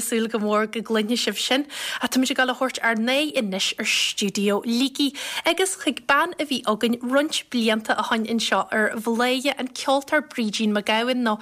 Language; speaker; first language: Irish; native; Irish